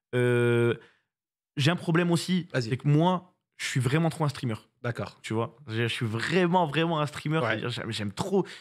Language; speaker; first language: French; native; French